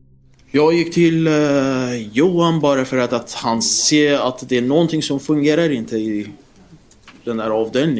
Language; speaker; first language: Swedish; non-native, fluent; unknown